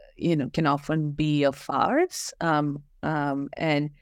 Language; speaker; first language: English; non-native, local second language; Malayalam